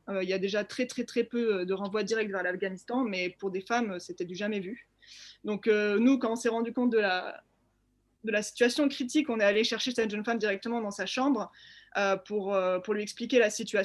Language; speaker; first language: French; native; French